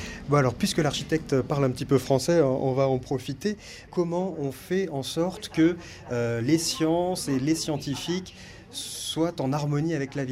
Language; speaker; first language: French; native; French